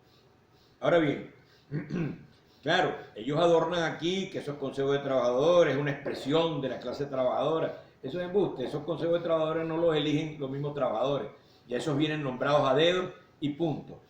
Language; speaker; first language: Spanish; native; Spanish